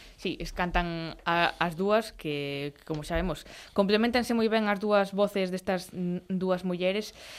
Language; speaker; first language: Galician; native; Galician